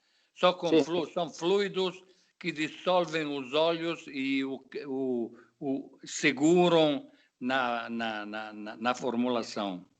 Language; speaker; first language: Portuguese; non-native, fluent; Italian